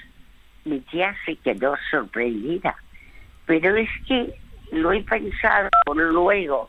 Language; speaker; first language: Spanish; early bilingual, other home language; French